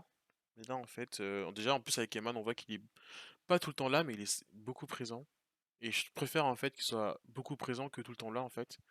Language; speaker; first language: French; native; French